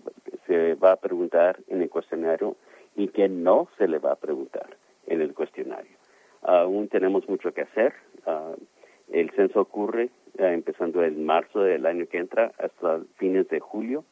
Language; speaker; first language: Spanish; early bilingual, heritage; Spanish